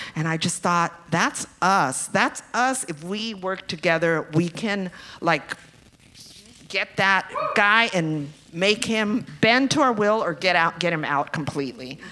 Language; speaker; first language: English; early bilingual, other home language; Spanish